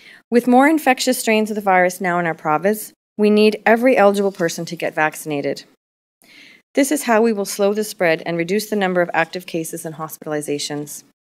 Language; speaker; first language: English; native; English